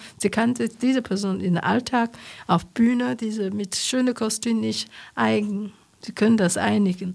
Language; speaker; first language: German; non-native, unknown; Chinese